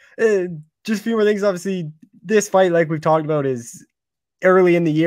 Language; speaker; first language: English; native; English